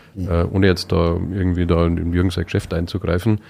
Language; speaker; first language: German; native; German